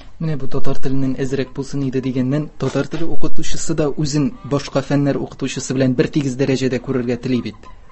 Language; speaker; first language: Tatar; native; Tatar